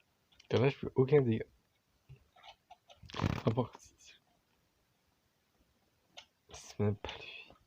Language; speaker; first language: French; native; French